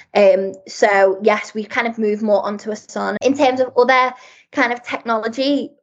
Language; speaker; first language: English; native; English